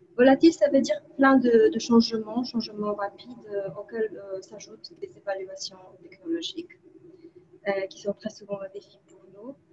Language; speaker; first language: French; non-native, fluent; Polish